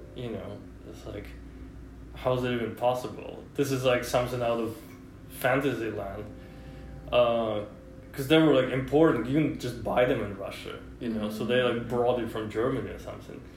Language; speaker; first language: English; non-native, fluent; Russian